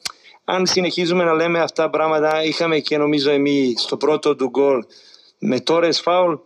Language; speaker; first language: Greek; non-native, fluent; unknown